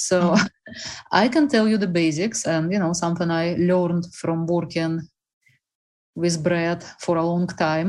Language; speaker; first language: English; non-native, fluent; Russian